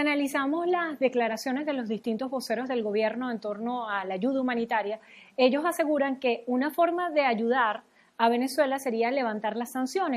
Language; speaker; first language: Spanish; native; Spanish